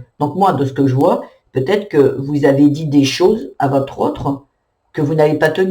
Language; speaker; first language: French; native; French